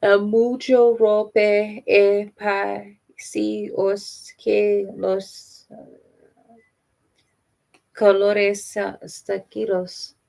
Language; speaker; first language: Spanish; non-native, learner; English